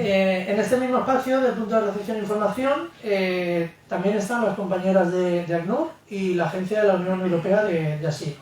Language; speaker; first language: Spanish; native; Spanish